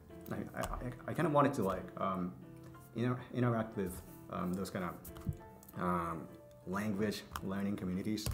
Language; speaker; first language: English; non-native, fluent; Japanese